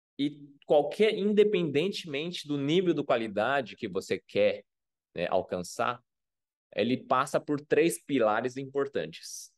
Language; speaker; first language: Portuguese; non-native, fluent; Chinese